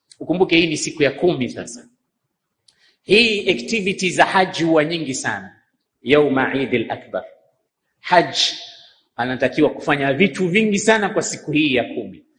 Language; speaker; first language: Swahili; native; Swahili